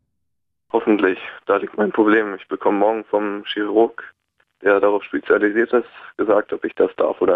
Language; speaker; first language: German; native; German